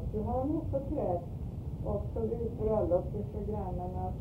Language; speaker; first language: Swedish; early bilingual, heritage; Swedish